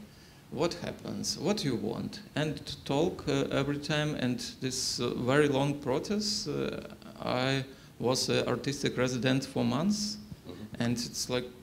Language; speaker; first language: English; non-native, learner; Ukrainian